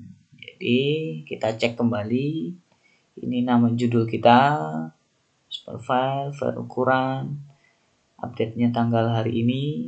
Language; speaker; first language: Indonesian; native; Indonesian